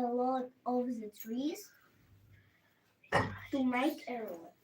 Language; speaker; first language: English; non-native, learner; Ukrainian